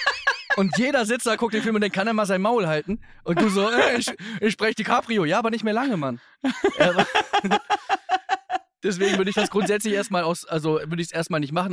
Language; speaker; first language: German; native; German